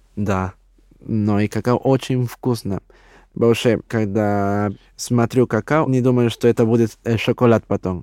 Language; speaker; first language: Russian; non-native, learner; Spanish